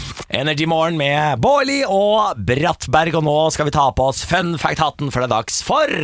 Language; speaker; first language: Norwegian; native; Norwegian